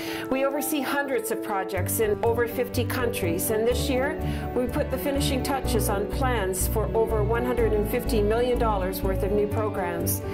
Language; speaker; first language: English; native; English